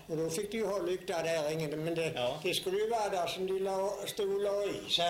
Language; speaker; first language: Swedish; native; Swedish